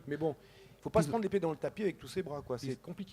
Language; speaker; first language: French; native; French